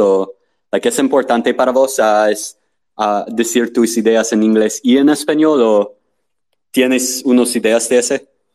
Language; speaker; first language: Spanish; non-native, learner; English